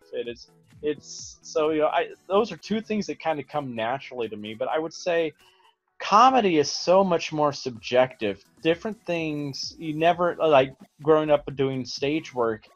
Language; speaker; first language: English; native; English